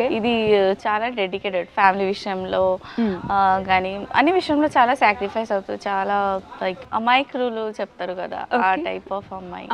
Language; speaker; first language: Telugu; non-native, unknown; Bangla